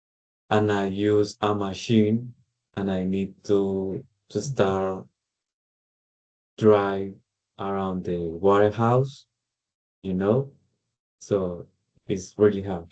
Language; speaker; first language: English; non-native, learner; Spanish